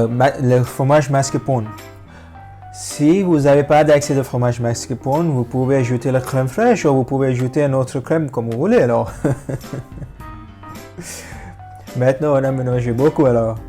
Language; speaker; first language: French; non-native, fluent; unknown